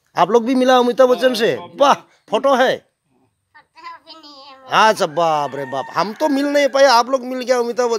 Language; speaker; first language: Hindi; non-native, local second language; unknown